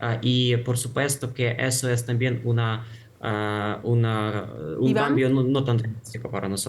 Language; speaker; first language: Spanish; non-native, fluent; Ukrainian